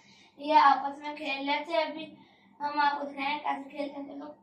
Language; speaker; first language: Hindi; native; Hindi